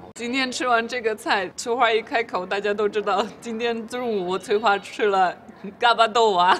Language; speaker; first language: Chinese; non-native, fluent; Polish